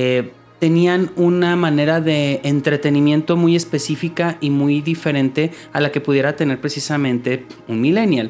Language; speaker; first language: Spanish; native; Spanish